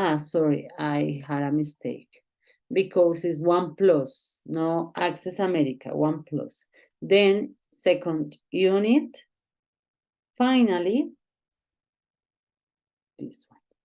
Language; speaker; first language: English; non-native, learner; Spanish